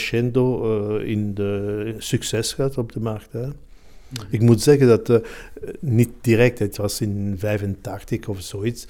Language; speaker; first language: Dutch; non-native, local second language; Italian